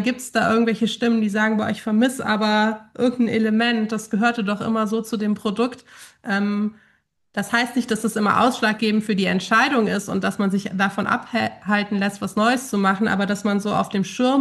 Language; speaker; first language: German; native; German